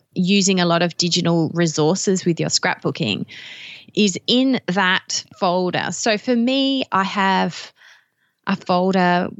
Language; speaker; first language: English; native; English